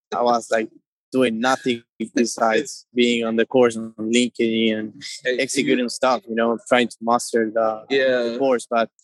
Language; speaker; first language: English; non-native, fluent; Spanish